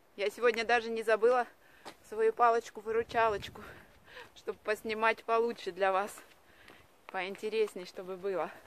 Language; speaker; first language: Russian; native; Russian